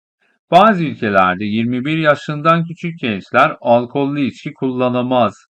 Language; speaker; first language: Turkish; non-native, fluent; Persian